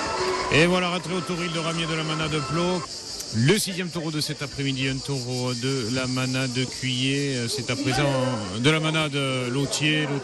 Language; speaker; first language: French; native; French